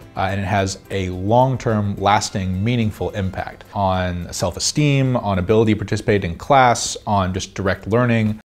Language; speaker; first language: English; native; English